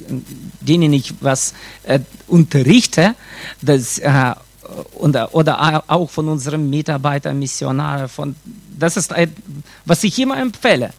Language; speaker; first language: German; non-native, fluent; Russian